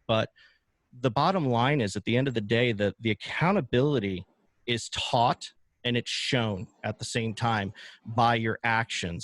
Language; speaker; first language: English; native; English